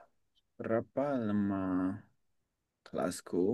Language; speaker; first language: Indonesian; non-native, learner; English